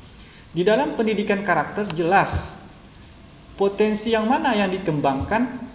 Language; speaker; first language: Indonesian; native; Indonesian